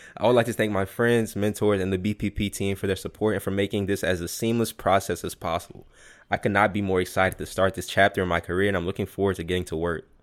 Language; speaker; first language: English; native; English